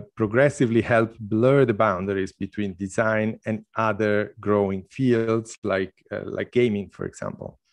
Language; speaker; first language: English; non-native, fluent; Italian